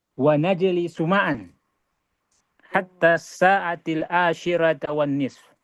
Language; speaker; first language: Arabic; non-native, learner; Indonesian